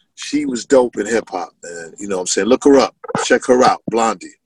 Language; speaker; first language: English; native; English